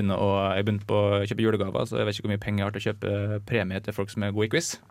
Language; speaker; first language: Norwegian; native; Norwegian